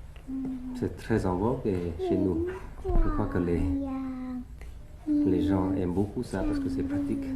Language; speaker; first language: French; early bilingual, other home language; Thai